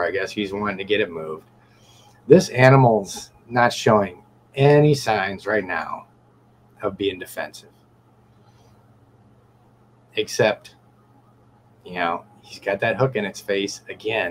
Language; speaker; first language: English; native; English